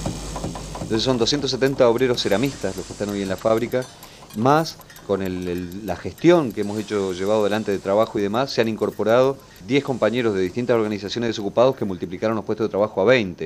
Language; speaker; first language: Spanish; native; Spanish